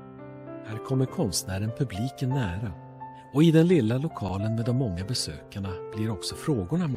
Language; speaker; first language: Swedish; native; Swedish